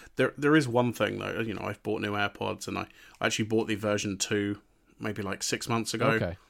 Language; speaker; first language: English; native; English